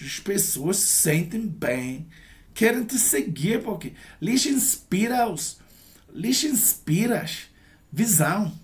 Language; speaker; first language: Portuguese; non-native, learner; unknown